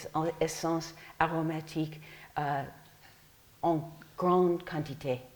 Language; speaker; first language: French; non-native, fluent; English